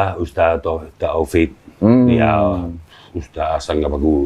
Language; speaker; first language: Indonesian; non-native, learner; Spanish